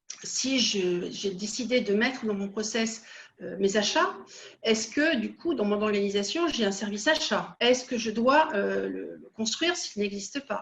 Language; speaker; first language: French; native; French